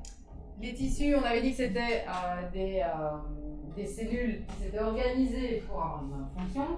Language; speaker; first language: French; native; French